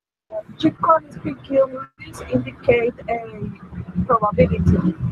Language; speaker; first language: English; non-native, learner; Spanish